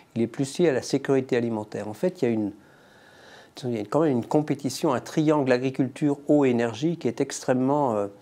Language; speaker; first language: French; native; French